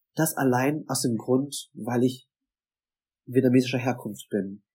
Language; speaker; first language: German; native; German